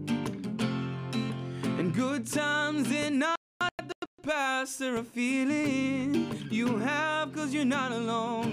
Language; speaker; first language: English; non-native, local second language; Ganda